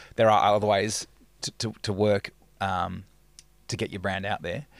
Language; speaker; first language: English; native; English